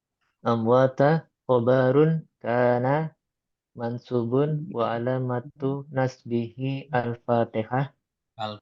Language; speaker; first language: Arabic; non-native, learner; Indonesian